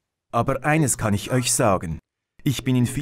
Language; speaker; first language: German; native; German